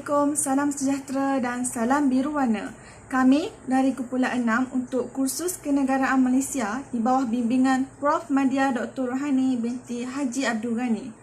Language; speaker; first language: Malay; native; Malay